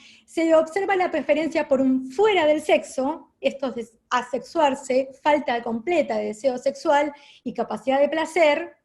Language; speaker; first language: Spanish; native; Spanish